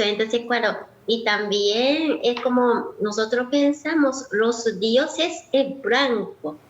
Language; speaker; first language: Spanish; non-native, learner; Japanese